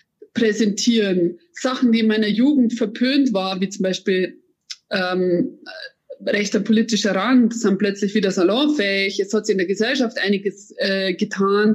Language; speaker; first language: German; native; German